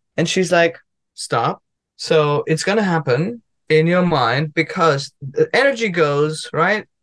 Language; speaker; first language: English; non-native, fluent; German